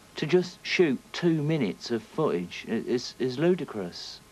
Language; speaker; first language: English; native; English